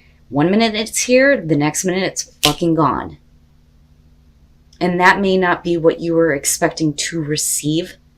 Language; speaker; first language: English; native; English